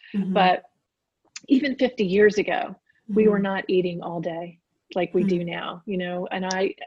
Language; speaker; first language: English; native; English